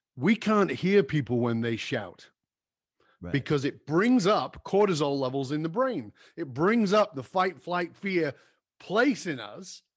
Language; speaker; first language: English; native; English